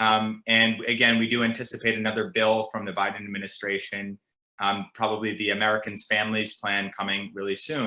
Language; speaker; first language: English; native; English